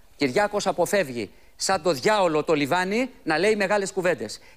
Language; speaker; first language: Greek; native; Greek